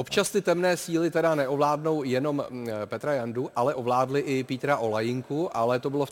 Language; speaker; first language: Czech; native; Czech